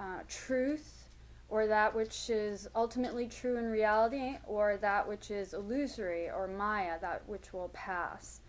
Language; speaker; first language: English; native; English